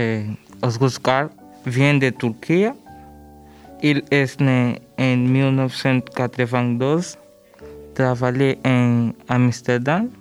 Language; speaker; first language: French; non-native, learner; Spanish